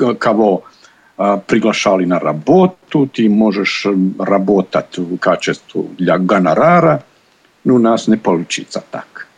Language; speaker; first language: Russian; non-native, learner; Bosnian